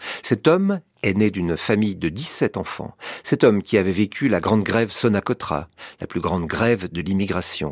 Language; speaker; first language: French; native; French